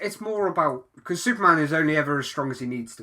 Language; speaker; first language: English; native; English